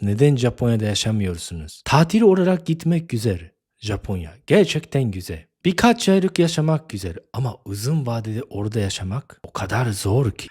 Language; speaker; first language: Turkish; non-native, fluent; Japanese